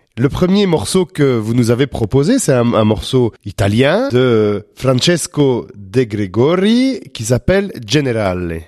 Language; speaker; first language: French; native; French